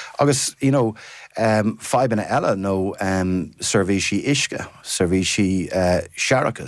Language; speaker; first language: Irish; non-native, fluent; English